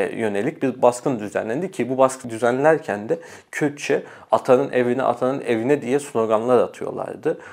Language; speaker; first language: Turkish; early bilingual, heritage; Arabic